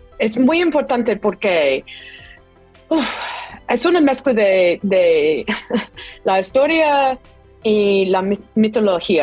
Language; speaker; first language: Spanish; non-native, fluent; English